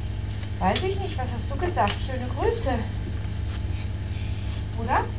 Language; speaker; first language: German; native; German